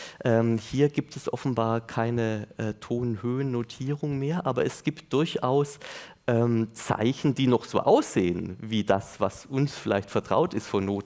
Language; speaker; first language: German; native; German